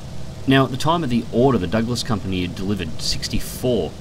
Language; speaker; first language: English; native; English